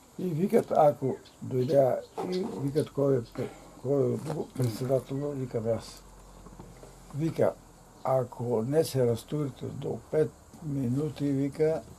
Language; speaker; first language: Bulgarian; native; Bulgarian